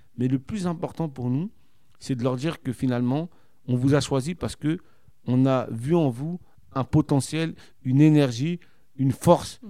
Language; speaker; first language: French; native; French